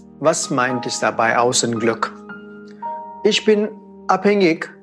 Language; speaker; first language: German; non-native, fluent; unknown